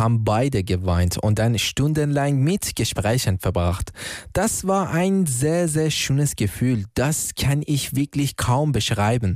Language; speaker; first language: German; non-native, fluent; Persian